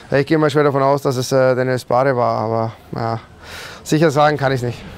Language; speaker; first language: German; native; German